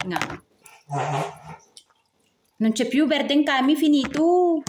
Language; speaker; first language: Italian; non-native, learner; Filipino